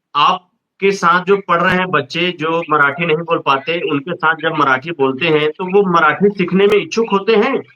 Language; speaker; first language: Hindi; native; Hindi